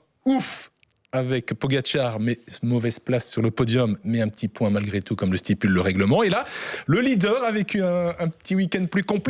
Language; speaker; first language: French; native; French